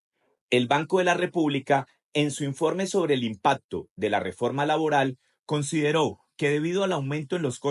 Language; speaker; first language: Spanish; native; Spanish